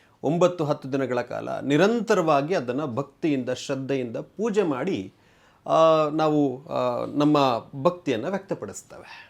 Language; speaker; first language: Kannada; native; Kannada